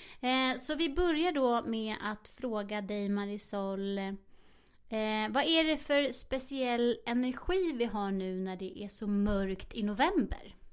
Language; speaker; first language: Swedish; native; Swedish